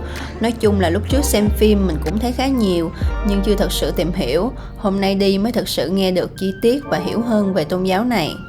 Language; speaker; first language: Vietnamese; native; Vietnamese